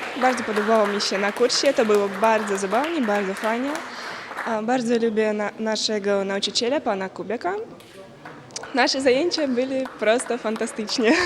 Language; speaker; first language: Polish; non-native, learner; Ukrainian